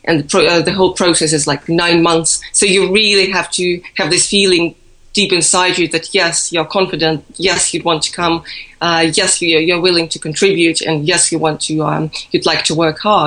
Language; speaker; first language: English; non-native, fluent; Russian